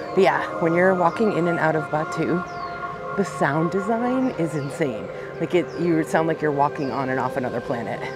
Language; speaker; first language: English; native; English